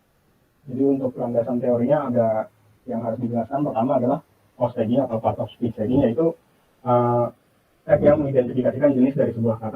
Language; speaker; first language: Indonesian; native; Indonesian